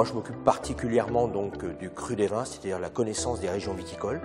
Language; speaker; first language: French; native; French